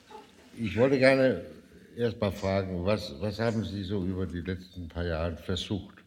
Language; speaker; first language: German; non-native, fluent; Danish